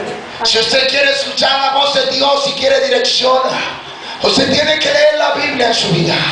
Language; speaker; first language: Spanish; native; Spanish